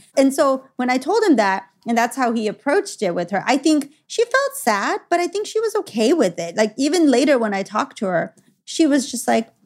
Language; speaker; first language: English; native; English